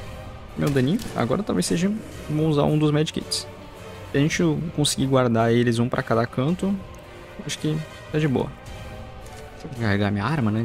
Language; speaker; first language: Portuguese; native; Portuguese